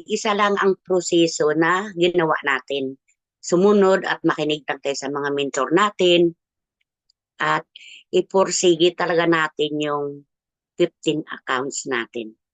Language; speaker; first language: Filipino; non-native, local second language; Cebuano